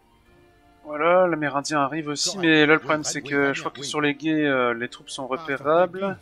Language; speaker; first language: French; native; French